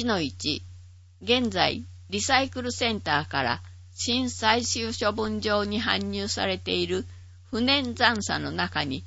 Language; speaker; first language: Japanese; native; Japanese